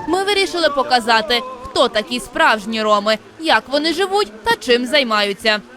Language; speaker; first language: Ukrainian; native; Ukrainian